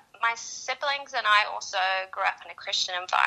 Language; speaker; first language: English; native; English